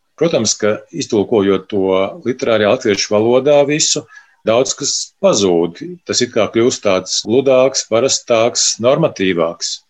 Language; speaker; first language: Latvian; native; Latvian